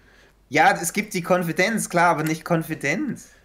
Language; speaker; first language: German; native; German